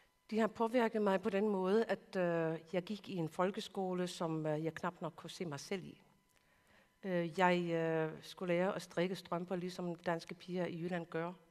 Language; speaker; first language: Danish; non-native, local second language; Kalaallisut